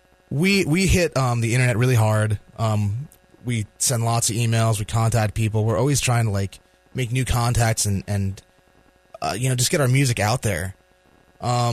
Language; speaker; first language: English; native; English